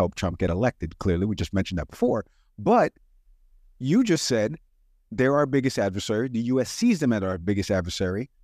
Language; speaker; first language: English; early bilingual, other home language; Hindi